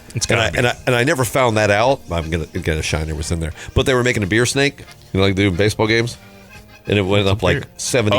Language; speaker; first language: English; native; English